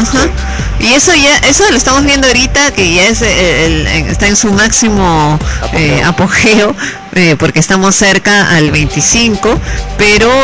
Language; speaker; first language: Spanish; native; Spanish